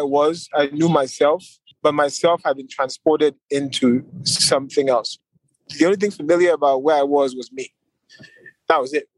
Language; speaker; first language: English; non-native, local second language; Yoruba